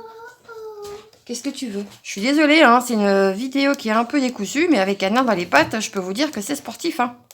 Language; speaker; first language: French; native; French